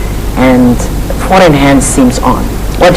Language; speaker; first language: English; non-native, fluent; Arabic